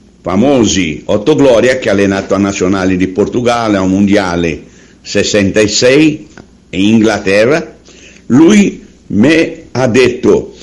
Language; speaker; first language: Italian; non-native, learner; Portuguese